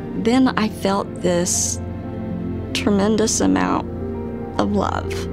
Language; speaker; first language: English; native; English